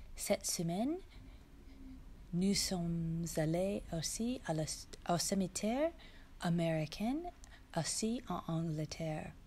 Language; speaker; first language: French; non-native, learner; English